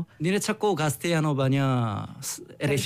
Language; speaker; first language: Basque; non-native, learner; Korean